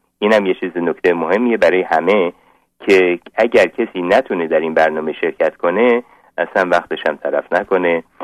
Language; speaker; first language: Persian; native; Persian